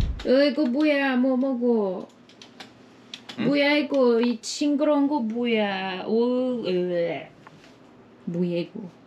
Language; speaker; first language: Korean; non-native, learner; Russian